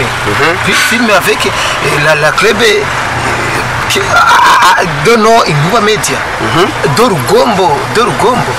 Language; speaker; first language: French; non-native, learner; Rundi